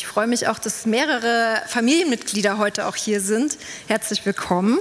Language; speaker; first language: German; native; German